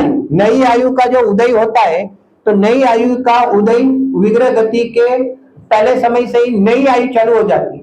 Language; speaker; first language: Hindi; non-native, local second language; Gujarati